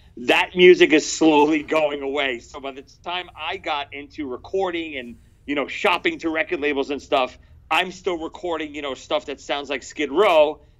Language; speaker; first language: English; native; English